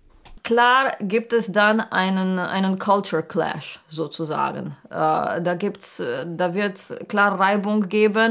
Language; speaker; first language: German; non-native, fluent; Romanian